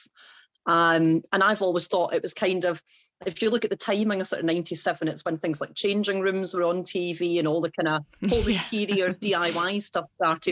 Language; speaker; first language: English; native; English